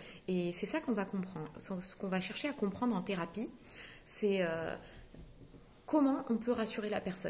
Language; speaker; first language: French; native; French